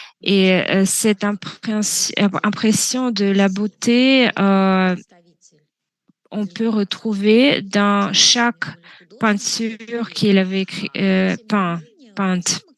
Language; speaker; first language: French; non-native, fluent; Russian